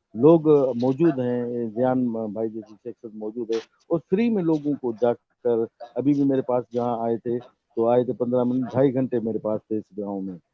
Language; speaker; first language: Urdu; non-native, local second language; Sindhi